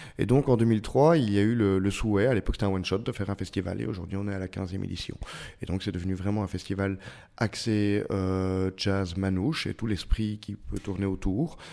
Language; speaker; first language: French; native; French